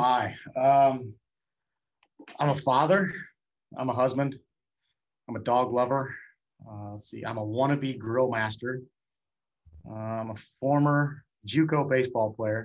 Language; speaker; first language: English; native; English